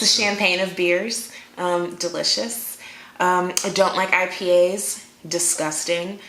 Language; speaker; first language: English; native; English